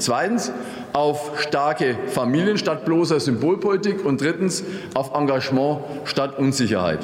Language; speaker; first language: German; native; German